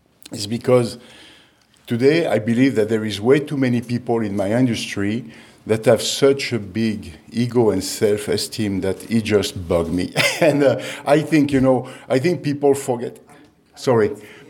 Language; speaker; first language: English; non-native, fluent; French